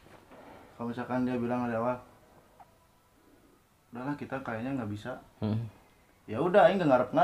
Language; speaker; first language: Indonesian; non-native, local second language; Sundanese